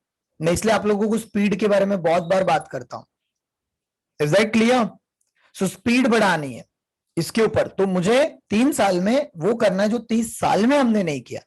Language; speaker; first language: Hindi; native; Hindi